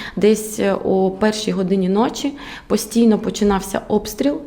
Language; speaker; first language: Ukrainian; native; Ukrainian